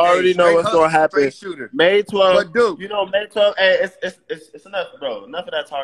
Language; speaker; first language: English; native; English